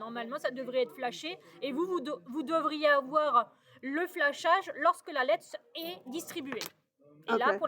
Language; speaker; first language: French; native; French